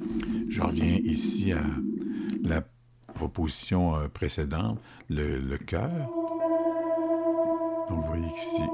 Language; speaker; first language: French; native; French